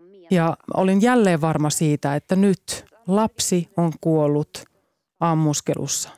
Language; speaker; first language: Finnish; native; Finnish